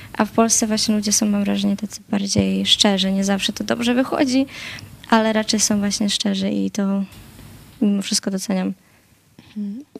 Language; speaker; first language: Polish; native; Polish